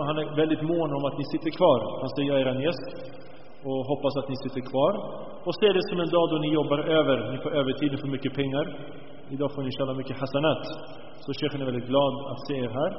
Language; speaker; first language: Swedish; early bilingual, other home language; Arabic